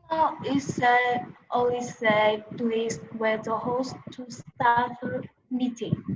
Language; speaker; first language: English; non-native, learner; Vietnamese